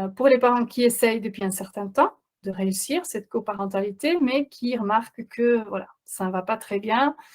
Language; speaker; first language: French; non-native, fluent; Dutch